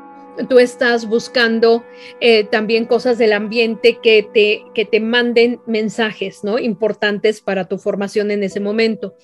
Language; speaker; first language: Spanish; native; Spanish